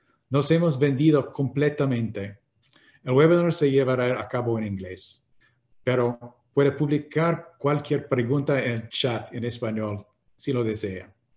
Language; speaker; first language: Spanish; non-native, fluent; English